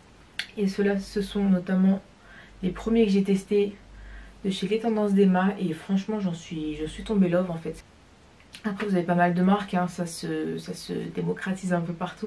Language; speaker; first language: French; native; French